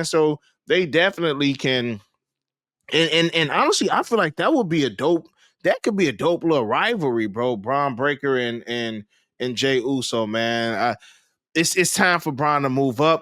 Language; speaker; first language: English; native; English